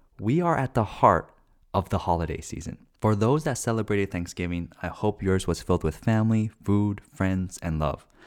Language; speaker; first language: English; native; English